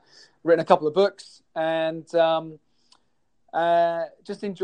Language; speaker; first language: English; native; English